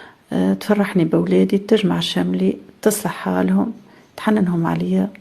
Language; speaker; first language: Arabic; native; Arabic